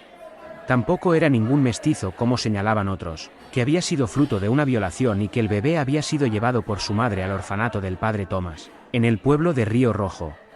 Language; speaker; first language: Spanish; native; Spanish